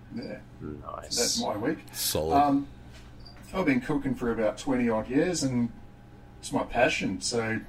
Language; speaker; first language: English; native; English